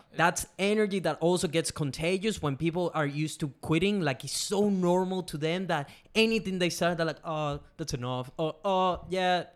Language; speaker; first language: English; non-native, fluent; Spanish